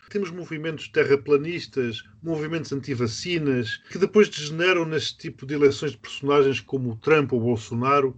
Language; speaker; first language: Portuguese; native; Portuguese